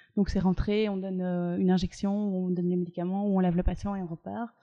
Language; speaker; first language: French; native; French